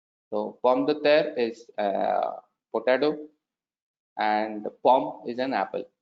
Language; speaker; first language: French; non-native, learner; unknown